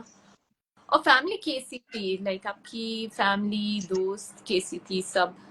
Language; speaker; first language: Hindi; non-native, local second language; Tulu